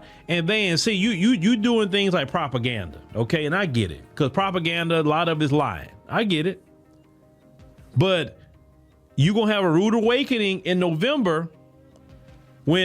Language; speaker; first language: English; native; English